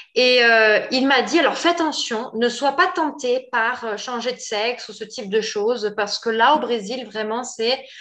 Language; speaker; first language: French; native; French